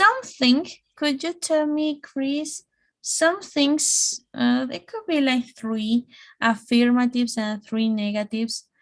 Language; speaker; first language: English; non-native, fluent; Spanish